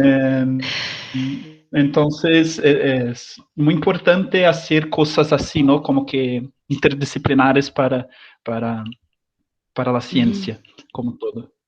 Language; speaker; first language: Spanish; non-native, learner; Portuguese